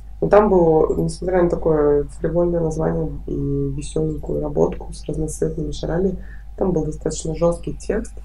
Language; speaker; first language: Russian; native; Russian